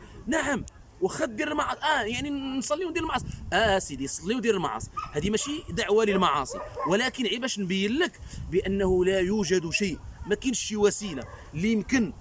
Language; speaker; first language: Arabic; native; Arabic